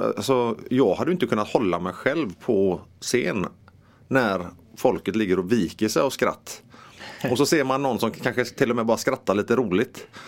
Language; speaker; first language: Swedish; native; Swedish